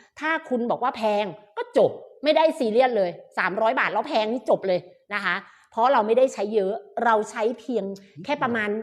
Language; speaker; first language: Thai; native; Thai